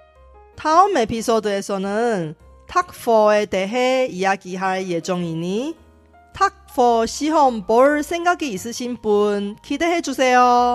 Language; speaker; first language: Korean; non-native, fluent; Chinese